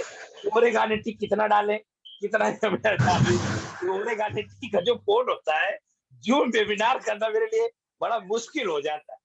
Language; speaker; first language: Hindi; native; Hindi